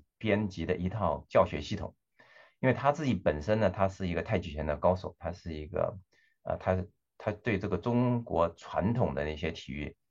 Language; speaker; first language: Chinese; non-native, local second language; Cantonese